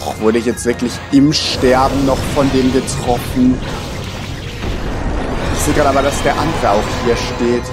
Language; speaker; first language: German; native; German